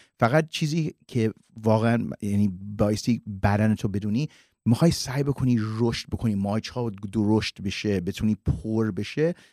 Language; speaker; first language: Persian; early bilingual, heritage; Persian